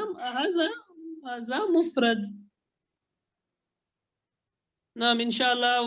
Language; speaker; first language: Arabic; non-native, fluent; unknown